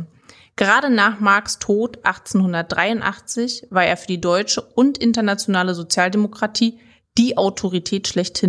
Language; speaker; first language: German; native; German